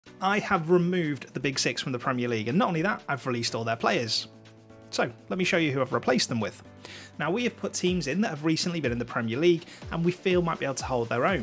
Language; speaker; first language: English; native; English